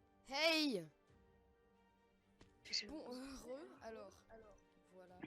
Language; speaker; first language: French; native; French